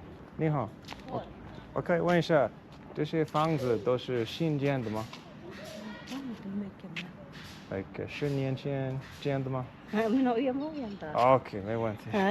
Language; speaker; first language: Chinese; non-native, learner; English